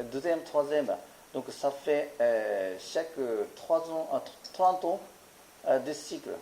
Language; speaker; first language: French; non-native, learner; Japanese